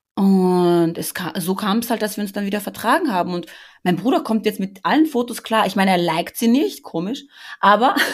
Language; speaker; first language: German; early bilingual, other home language; Albanian